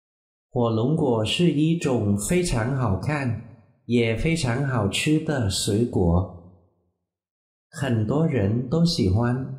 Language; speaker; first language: Chinese; non-native, fluent; Vietnamese